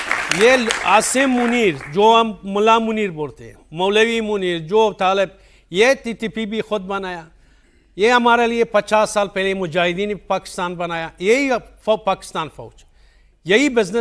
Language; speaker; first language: Hindi; non-native, fluent; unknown